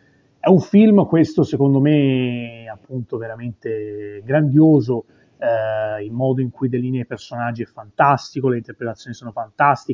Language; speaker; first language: Italian; native; Italian